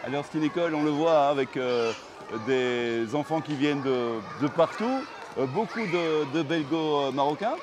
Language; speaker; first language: French; native; French